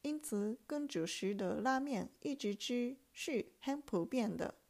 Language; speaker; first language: Chinese; non-native, fluent; Japanese